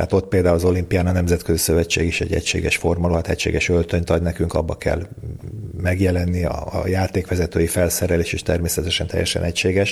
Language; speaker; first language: Hungarian; native; Hungarian